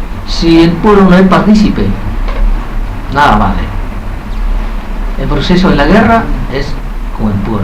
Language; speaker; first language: Spanish; non-native, fluent; Vietnamese